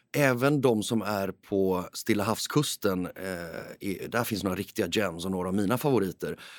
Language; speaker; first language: Swedish; early bilingual, heritage; Swedish